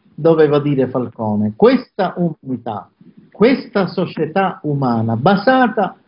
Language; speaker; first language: Italian; native; Italian